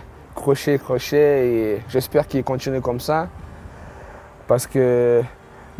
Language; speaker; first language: French; non-native, fluent; Portuguese